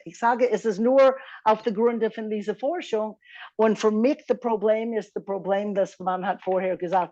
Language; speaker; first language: German; non-native, fluent; English